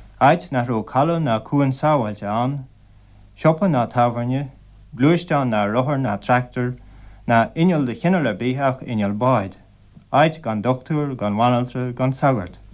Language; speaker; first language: Irish; native; Irish